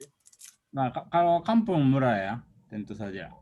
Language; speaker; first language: Indonesian; non-native, fluent; Japanese